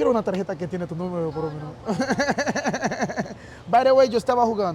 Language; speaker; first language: Spanish; non-native, learner; Haitian Creole